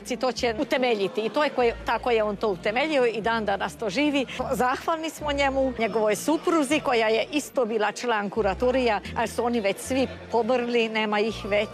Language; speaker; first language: Croatian; early bilingual, heritage; Croatian